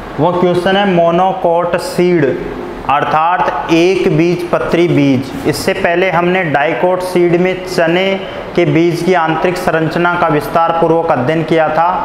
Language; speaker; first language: Hindi; native; Hindi